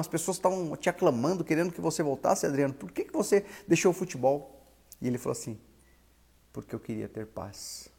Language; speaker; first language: Portuguese; native; Portuguese